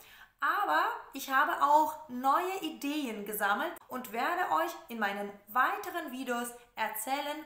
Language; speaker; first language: German; non-native, fluent; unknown